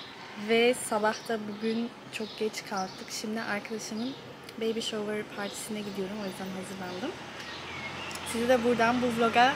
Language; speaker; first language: Turkish; early bilingual, heritage; Turkish